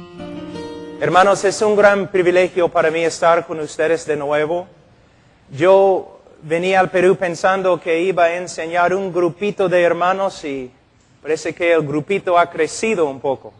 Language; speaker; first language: Spanish; non-native, fluent; English